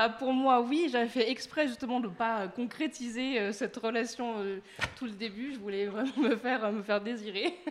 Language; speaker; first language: French; early bilingual, other home language; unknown